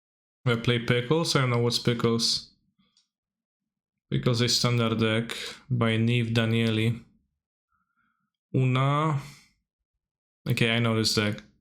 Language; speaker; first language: English; non-native, fluent; Polish